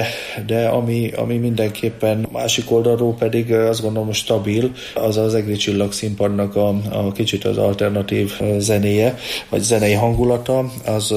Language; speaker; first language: Hungarian; native; Hungarian